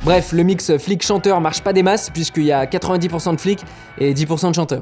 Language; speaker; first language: French; native; French